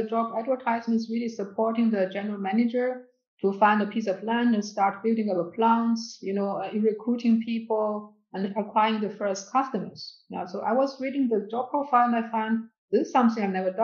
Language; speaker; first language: English; non-native, fluent; Chinese